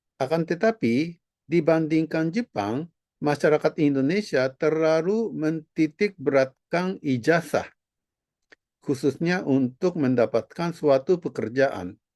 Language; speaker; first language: Indonesian; non-native, fluent; Japanese